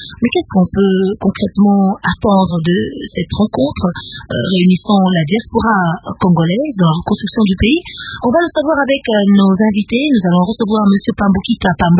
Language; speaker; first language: French; non-native, local second language; Lingala